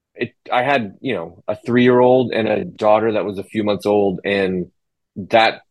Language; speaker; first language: English; native; English